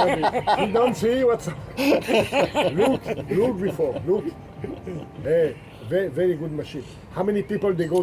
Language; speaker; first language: English; non-native, learner; French